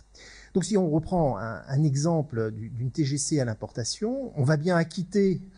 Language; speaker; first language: French; native; French